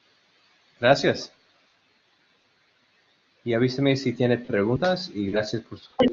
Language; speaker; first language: Spanish; non-native, learner; English